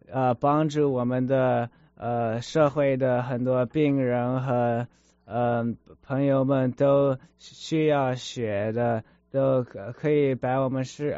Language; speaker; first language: Chinese; early bilingual, heritage; Chinese